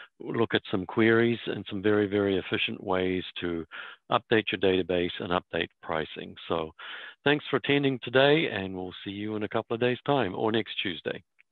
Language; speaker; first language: English; native; English